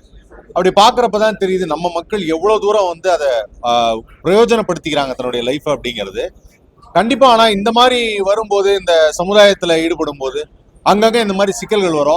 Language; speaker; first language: Tamil; native; Tamil